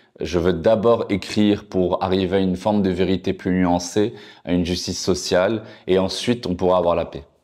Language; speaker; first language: French; non-native, local second language; Arabic